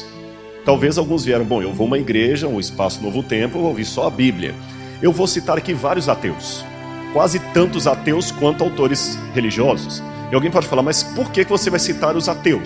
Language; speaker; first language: Portuguese; native; Portuguese